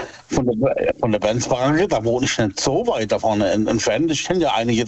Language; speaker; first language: German; native; German